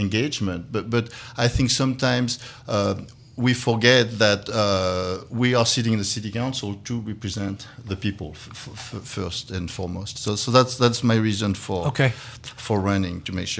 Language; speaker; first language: English; non-native, fluent; French